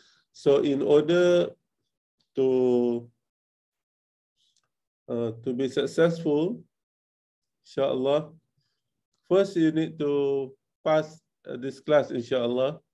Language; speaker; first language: English; non-native, local second language; Malay